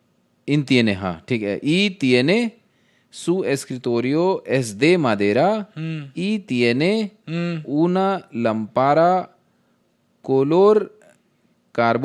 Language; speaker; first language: Spanish; non-native, learner; Hindi